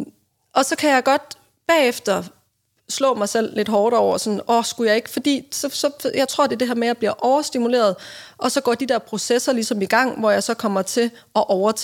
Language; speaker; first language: Danish; native; Danish